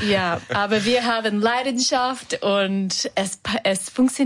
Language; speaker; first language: German; non-native, learner; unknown